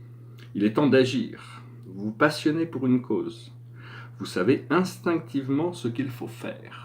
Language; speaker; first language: French; native; French